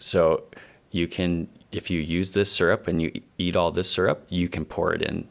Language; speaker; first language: English; native; English